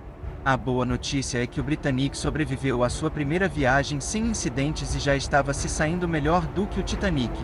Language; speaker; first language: Portuguese; native; Portuguese